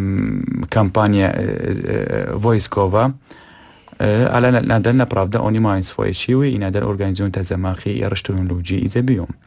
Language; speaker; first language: Polish; non-native, fluent; Kurdish